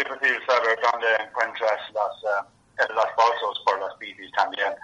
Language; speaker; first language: Spanish; non-native, learner; English